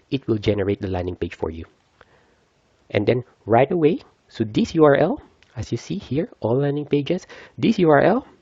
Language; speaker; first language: English; non-native, fluent; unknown